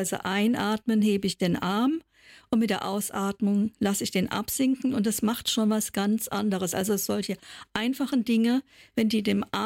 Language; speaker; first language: German; native; German